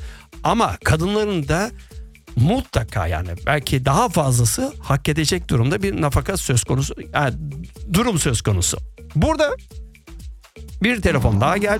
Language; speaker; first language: Turkish; native; Turkish